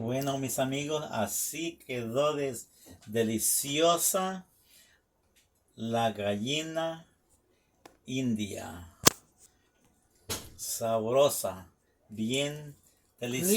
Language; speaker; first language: Spanish; native; Spanish